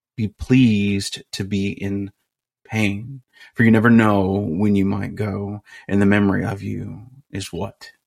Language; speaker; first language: English; native; English